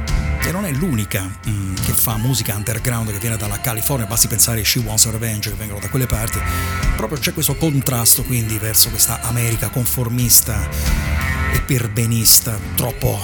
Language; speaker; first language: Italian; native; Italian